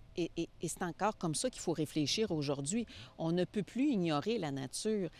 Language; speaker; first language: French; native; French